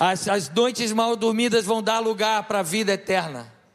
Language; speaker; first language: Portuguese; native; Portuguese